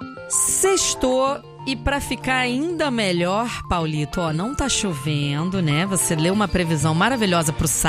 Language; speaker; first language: Portuguese; native; Portuguese